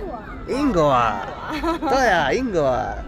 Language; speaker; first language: Chinese; non-native, learner; English